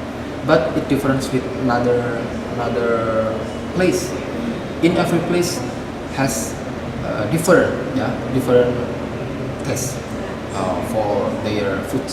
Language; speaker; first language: English; non-native, fluent; Indonesian